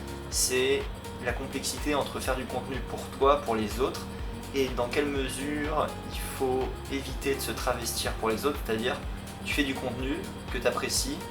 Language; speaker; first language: French; native; French